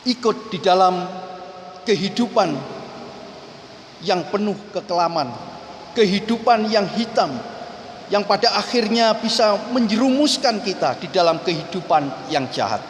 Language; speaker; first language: Indonesian; native; Indonesian